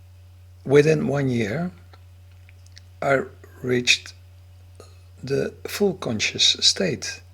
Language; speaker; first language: English; non-native, fluent; Dutch